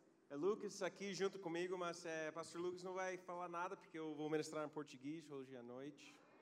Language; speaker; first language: Portuguese; non-native, learner; English